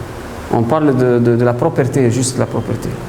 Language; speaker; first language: French; non-native, fluent; Arabic